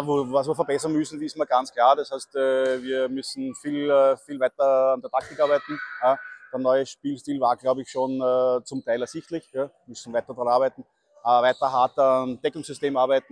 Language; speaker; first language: German; native; German